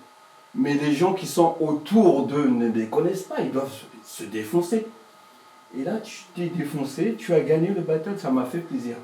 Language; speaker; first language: French; native; French